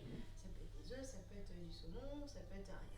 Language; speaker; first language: French; native; French